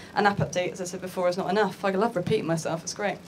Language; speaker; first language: English; native; English